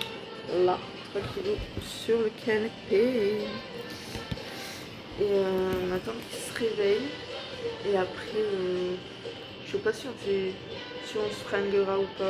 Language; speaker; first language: French; native; French